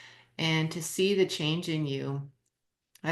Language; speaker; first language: English; native; English